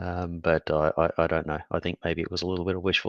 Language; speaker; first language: English; native; English